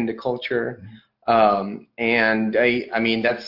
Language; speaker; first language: English; non-native, fluent; Spanish